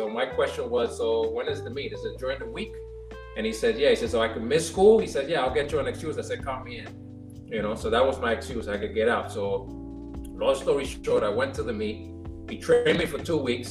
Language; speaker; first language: English; non-native, fluent; Spanish